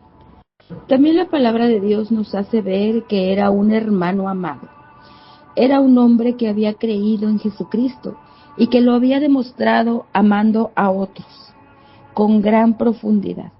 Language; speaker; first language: Spanish; native; Spanish